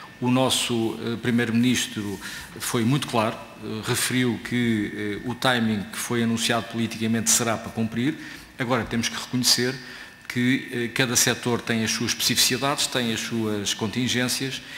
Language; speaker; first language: Portuguese; native; Portuguese